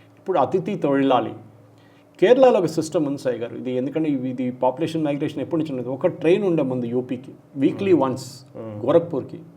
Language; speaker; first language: Telugu; non-native, local second language; Malayalam